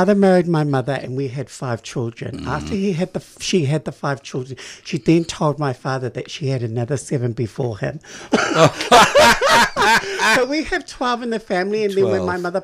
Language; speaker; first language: English; native; English